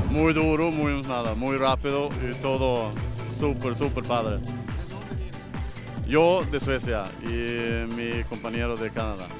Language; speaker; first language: Spanish; non-native, learner; Swedish